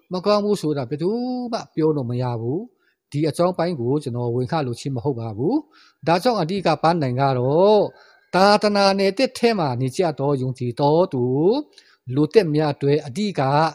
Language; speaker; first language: Burmese; non-native, local second language; Hakha Chin